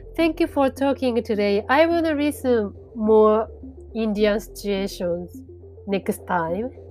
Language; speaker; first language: English; non-native, learner; Japanese